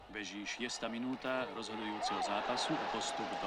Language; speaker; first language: Slovak; native; Slovak